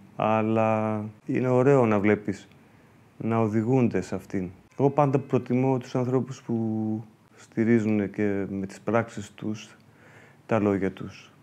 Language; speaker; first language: Greek; early bilingual, heritage; Greek